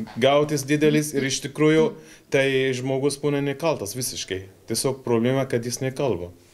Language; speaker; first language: Lithuanian; non-native, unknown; Arabic